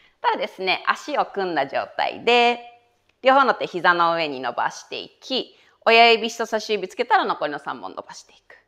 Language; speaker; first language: Japanese; native; Japanese